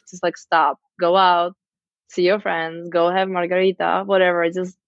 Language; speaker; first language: English; non-native, fluent; Czech